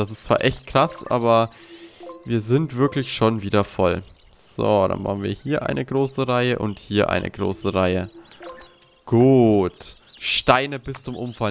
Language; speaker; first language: German; native; German